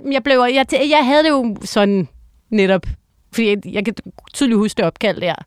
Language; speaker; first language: Danish; native; Danish